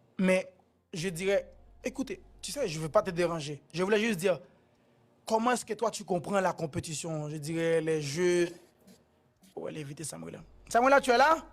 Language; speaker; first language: French; non-native, local second language; Haitian Creole